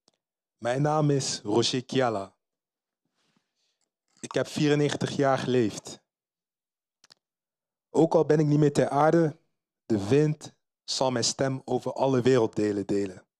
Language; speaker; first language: Dutch; early bilingual, other home language; Lingala